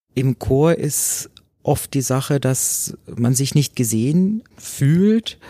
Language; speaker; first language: German; native; German